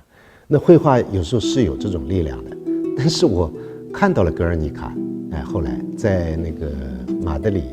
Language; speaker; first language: Chinese; native; Chinese